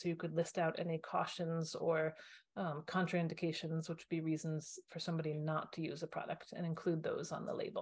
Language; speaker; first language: English; native; English